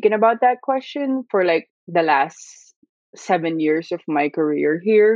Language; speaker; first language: English; non-native, local second language; Filipino